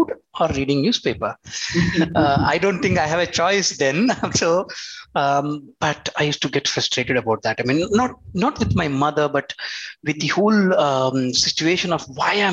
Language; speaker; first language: English; non-native, local second language; Telugu